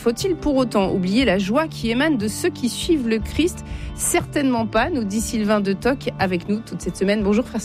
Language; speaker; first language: French; native; French